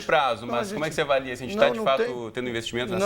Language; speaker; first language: Portuguese; native; Portuguese